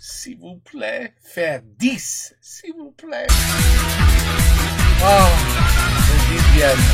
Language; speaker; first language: French; non-native, learner; English